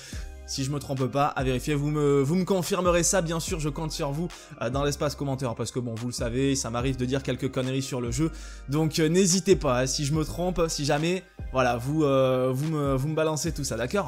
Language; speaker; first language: French; native; French